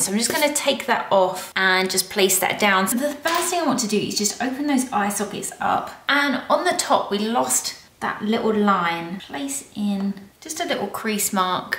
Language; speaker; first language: English; native; English